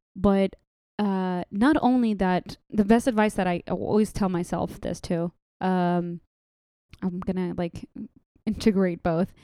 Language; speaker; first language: English; non-native, fluent; Arabic